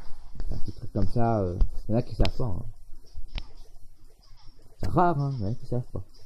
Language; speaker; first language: French; native; French